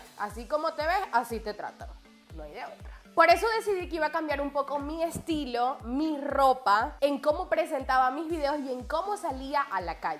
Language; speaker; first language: Spanish; native; Spanish